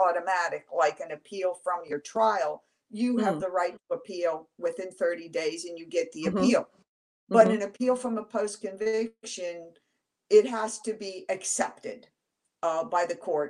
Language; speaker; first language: English; native; English